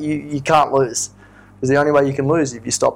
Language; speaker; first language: English; native; English